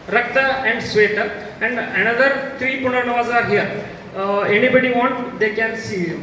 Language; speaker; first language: English; non-native, local second language; Kannada